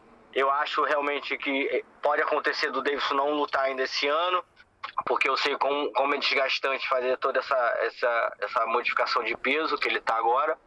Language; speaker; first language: Portuguese; native; Portuguese